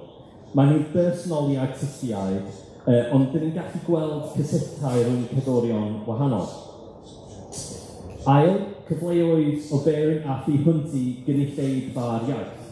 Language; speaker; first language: Welsh; non-native, fluent; English